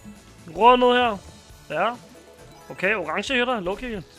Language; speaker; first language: Danish; native; Danish